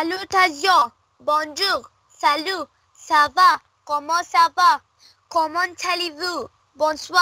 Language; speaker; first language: French; non-native, learner; Arabic